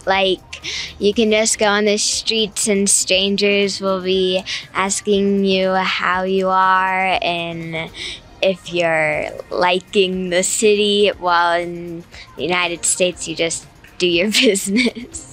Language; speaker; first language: English; native; English